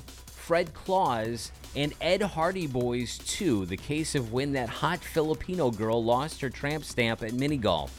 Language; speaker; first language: English; native; English